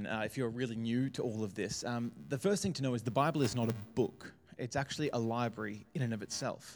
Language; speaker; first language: English; native; English